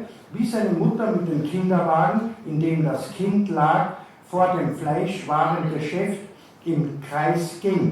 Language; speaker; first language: German; native; German